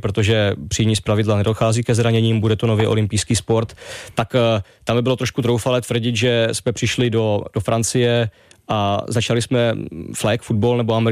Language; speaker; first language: Czech; native; Czech